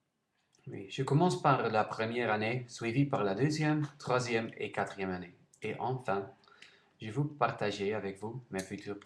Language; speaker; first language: French; non-native, learner; Dutch